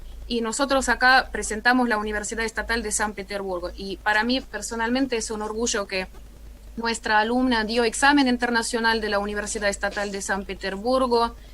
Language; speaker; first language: Spanish; non-native, fluent; Russian